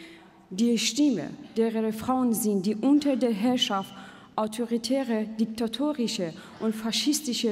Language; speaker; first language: German; non-native, fluent; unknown